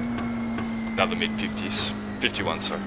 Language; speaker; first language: English; native; English